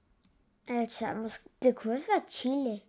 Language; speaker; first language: Danish; early bilingual, other home language; Spanish